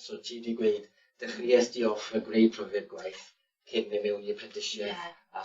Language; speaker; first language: Welsh; native; Welsh